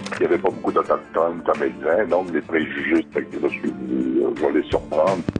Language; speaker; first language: French; native; French